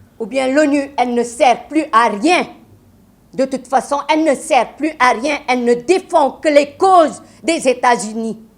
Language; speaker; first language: French; non-native, local second language; Wolof